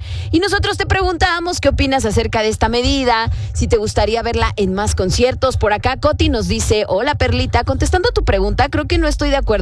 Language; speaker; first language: Spanish; native; Spanish